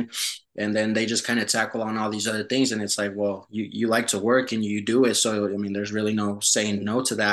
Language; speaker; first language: English; early bilingual, other home language; Spanish